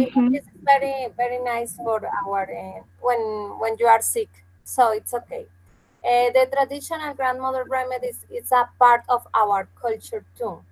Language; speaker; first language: English; non-native, fluent; Spanish